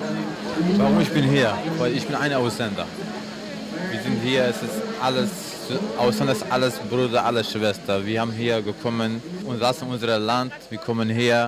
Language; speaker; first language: German; non-native, learner; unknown